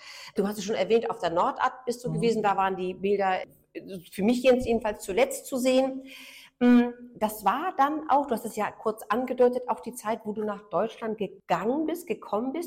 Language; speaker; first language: German; native; German